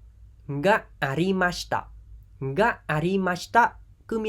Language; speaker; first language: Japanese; non-native, fluent; Khmer